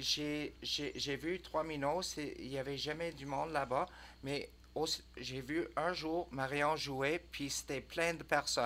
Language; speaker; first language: French; non-native, learner; English